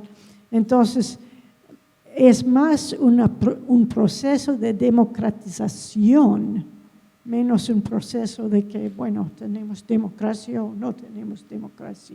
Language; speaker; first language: Spanish; non-native, fluent; English